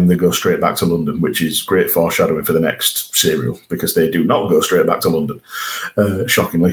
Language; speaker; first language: English; native; English